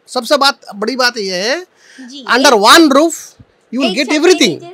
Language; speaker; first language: Hindi; non-native, local second language; Assamese